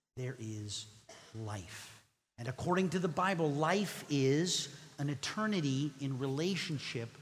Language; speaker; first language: English; non-native, fluent; Spanish